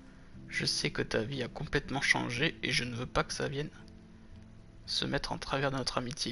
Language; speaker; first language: French; native; French